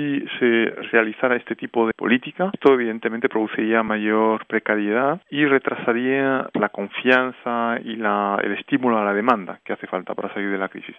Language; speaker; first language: Spanish; native; Spanish